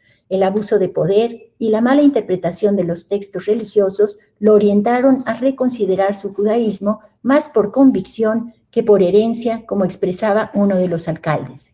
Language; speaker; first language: Spanish; native; Spanish